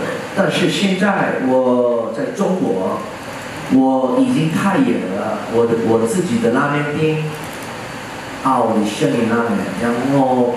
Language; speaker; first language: Chinese; non-native, learner; Korean